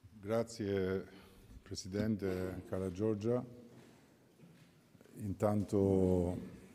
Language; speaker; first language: Italian; non-native, fluent; Albanian